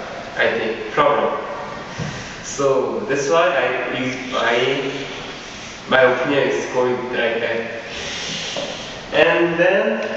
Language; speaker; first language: English; non-native, learner; Korean